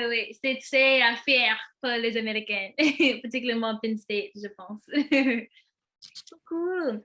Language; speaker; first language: French; non-native, learner; English